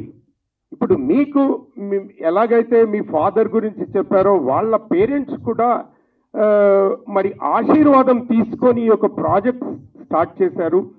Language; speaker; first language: Telugu; native; Telugu